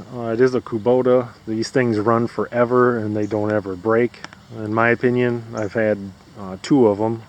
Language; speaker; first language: English; native; English